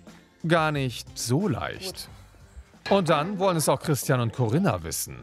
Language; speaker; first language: German; native; German